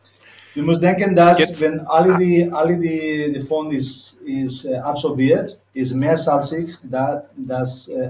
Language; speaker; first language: German; non-native, learner; Spanish